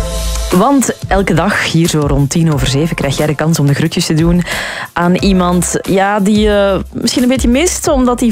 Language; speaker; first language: Dutch; native; Dutch